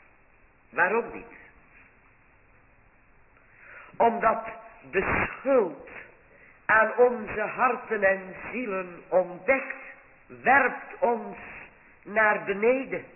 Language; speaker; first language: Dutch; native; Dutch